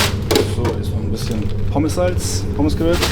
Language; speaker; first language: German; native; German